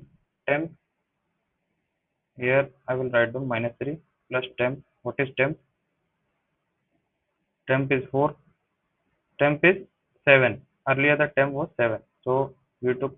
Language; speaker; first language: English; non-native, local second language; Hindi